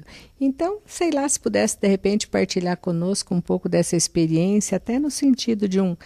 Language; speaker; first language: Portuguese; native; Portuguese